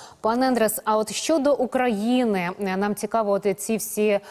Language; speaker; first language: Ukrainian; native; Ukrainian